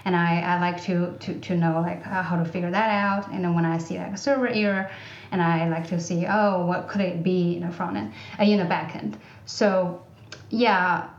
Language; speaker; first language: English; non-native, fluent; Chinese